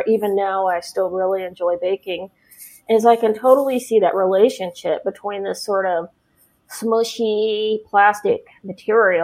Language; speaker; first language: English; native; English